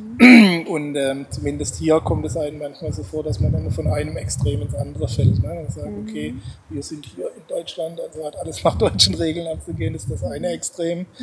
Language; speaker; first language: German; native; German